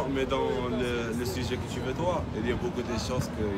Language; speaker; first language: French; non-native, learner; Arabic